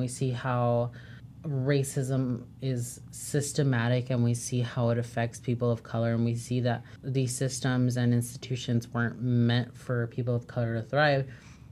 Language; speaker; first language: English; native; English